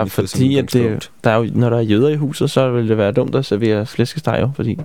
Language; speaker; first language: Danish; native; Danish